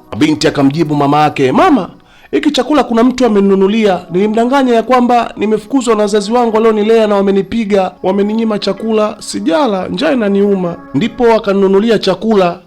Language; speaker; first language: Swahili; native; Swahili